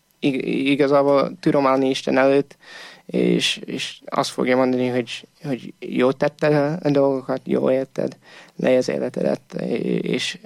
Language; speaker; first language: Hungarian; non-native, fluent; English